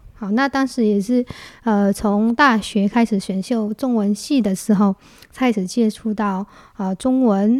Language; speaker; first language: Chinese; non-native, fluent; Vietnamese